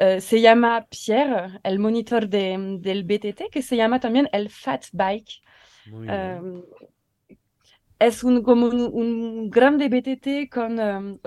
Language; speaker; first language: Spanish; non-native, learner; French